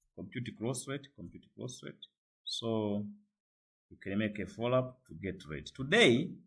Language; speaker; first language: English; non-native, local second language; Swahili